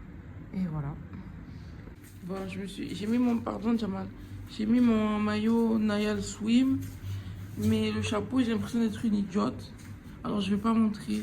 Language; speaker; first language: French; native; French